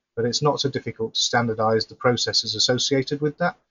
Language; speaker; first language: English; native; English